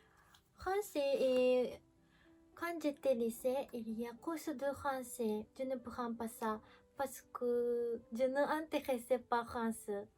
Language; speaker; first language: French; non-native, learner; Japanese